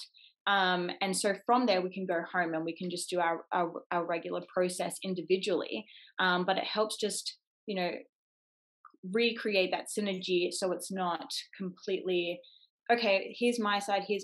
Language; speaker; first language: English; native; English